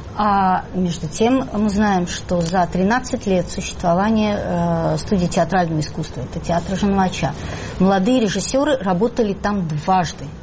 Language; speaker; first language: Russian; native; Russian